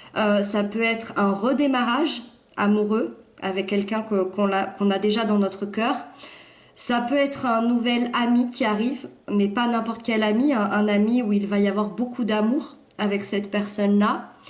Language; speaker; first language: French; native; French